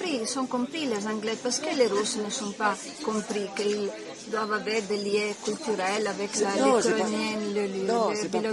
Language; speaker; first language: French; non-native, learner; Italian